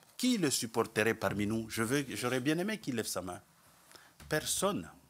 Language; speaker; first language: French; non-native, local second language; Comorian